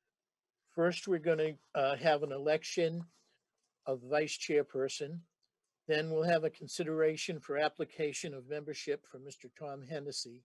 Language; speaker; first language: English; native; English